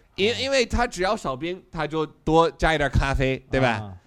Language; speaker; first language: Chinese; non-native, fluent; English